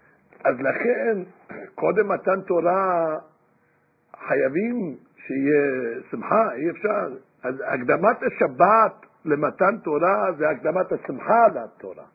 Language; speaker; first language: Hebrew; non-native, fluent; English